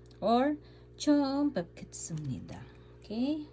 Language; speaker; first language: Korean; non-native, fluent; Filipino